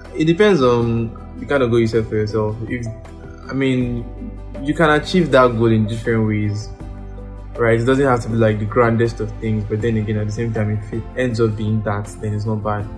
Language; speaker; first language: English; non-native, local second language; Yoruba